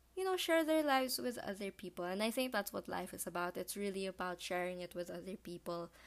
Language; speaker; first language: English; non-native, local second language; Filipino